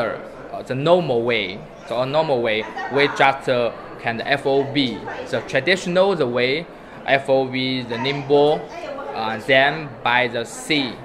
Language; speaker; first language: English; non-native, learner; Chinese